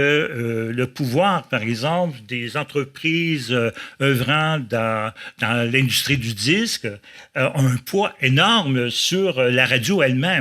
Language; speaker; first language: French; native; French